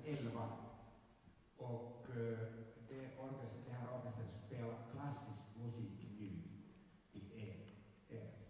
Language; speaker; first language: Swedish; non-native, local second language; Finnish